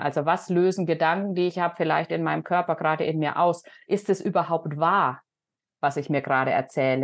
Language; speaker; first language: German; native; German